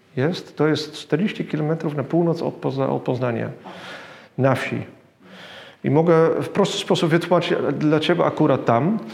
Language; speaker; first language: Polish; non-native, fluent; Dutch